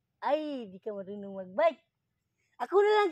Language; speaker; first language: Filipino; non-native, local second language; Cebuano